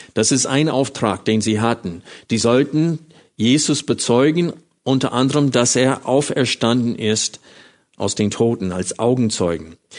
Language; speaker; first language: German; non-native, fluent; English